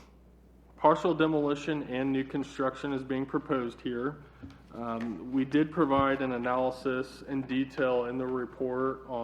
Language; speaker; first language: English; native; English